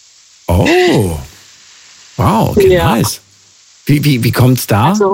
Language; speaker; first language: German; native; German